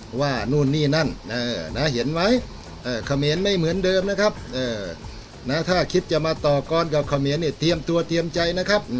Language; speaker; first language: Thai; native; Thai